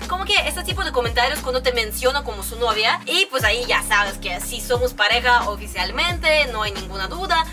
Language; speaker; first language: Spanish; non-native, fluent; Russian